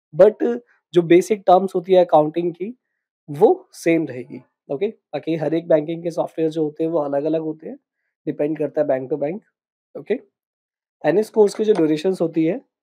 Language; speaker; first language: Hindi; native; Hindi